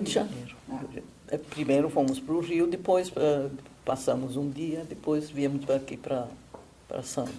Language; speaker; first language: Portuguese; non-native, fluent; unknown